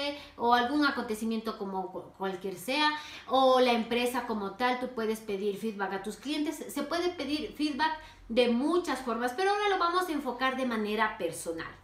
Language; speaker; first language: Spanish; native; Spanish